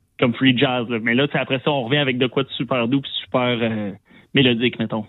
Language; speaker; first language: French; native; French